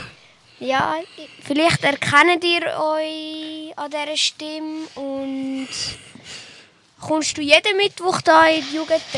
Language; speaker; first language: German; native; German